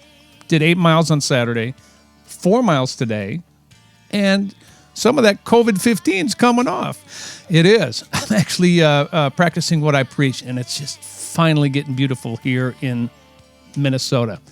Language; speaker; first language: English; native; English